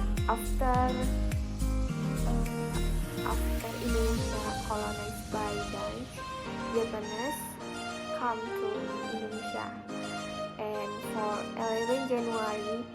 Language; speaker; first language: English; non-native, learner; Indonesian